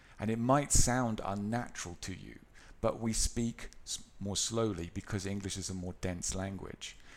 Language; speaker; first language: English; native; English